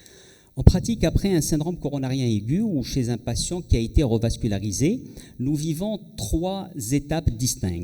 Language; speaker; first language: French; non-native, local second language; Arabic